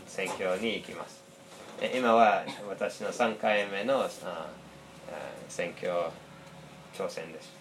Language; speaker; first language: Japanese; non-native, fluent; English